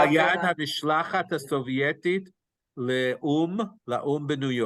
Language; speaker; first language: Hebrew; non-native, fluent; English